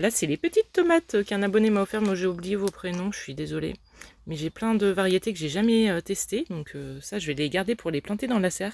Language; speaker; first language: French; native; French